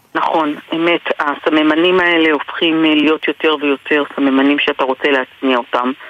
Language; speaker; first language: Hebrew; native; Hebrew